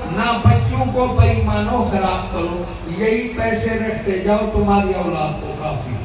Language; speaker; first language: Urdu; native; Urdu